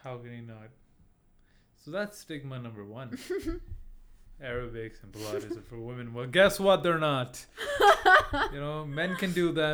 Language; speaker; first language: English; non-native, local second language; Punjabi